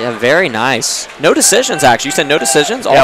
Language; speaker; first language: English; native; English